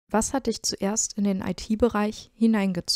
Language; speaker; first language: German; native; German